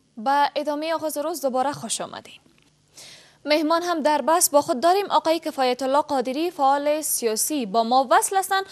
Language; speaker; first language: Persian; native; Persian